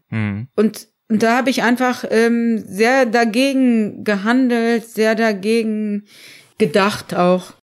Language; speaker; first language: German; early bilingual, other home language; Turkish